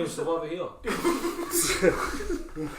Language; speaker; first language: English; native; English